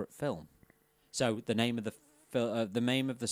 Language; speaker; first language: English; native; English